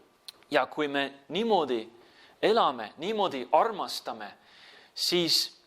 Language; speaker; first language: Estonian; non-native, fluent; English